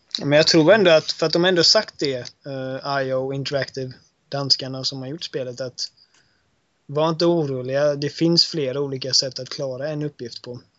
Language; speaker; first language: Swedish; native; Swedish